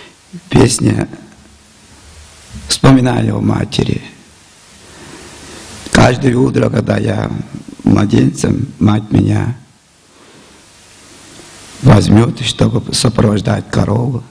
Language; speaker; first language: Russian; non-native, local second language; Tuvinian